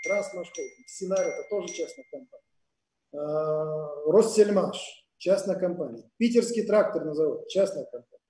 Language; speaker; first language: Russian; native; Russian